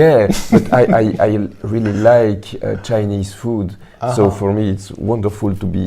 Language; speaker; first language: English; non-native, learner; French